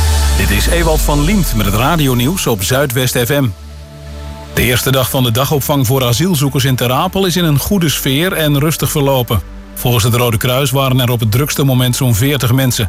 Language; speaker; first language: Dutch; native; Dutch